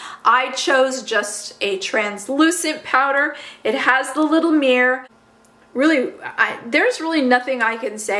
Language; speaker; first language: English; native; English